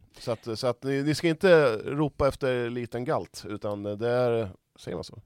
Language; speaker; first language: Swedish; native; Swedish